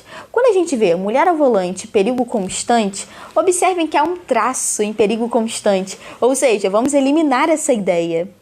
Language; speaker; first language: Portuguese; native; Portuguese